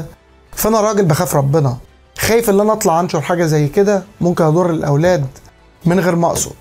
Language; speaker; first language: Arabic; native; Arabic